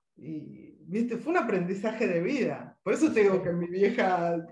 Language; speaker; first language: Spanish; native; Spanish